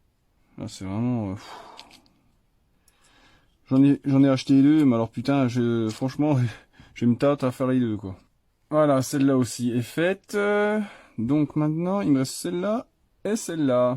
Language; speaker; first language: French; native; French